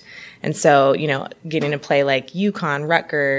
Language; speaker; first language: English; native; English